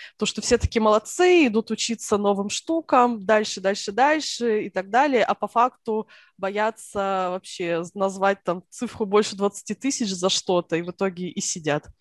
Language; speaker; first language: Russian; native; Russian